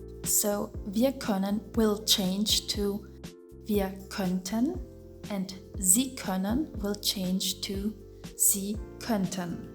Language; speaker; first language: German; non-native, fluent; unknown